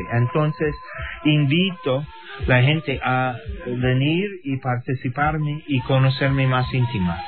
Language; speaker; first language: Spanish; non-native, learner; English